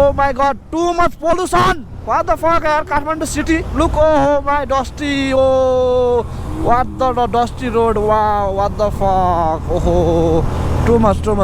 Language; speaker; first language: English; non-native, learner; Nepali